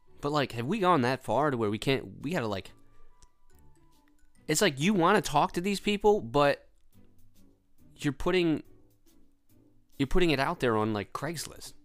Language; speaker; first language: English; native; English